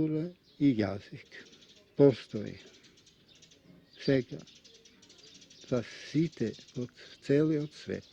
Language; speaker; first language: Macedonian; non-native, fluent; Russian